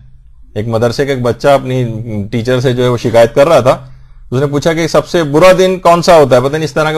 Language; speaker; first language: Urdu; native; Urdu